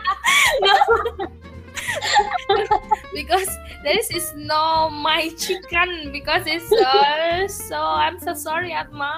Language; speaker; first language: English; non-native, learner; Indonesian